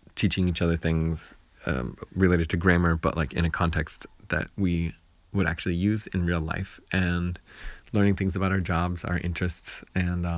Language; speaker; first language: English; native; English